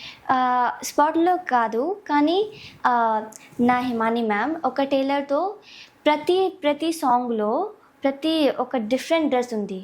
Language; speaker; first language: Telugu; non-native, local second language; Hindi